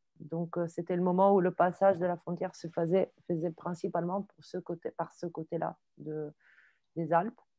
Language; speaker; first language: French; non-native, fluent; Italian